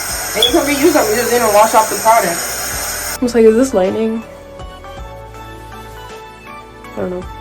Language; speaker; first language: English; native; English